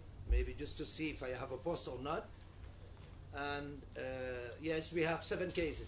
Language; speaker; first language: English; non-native, learner; Arabic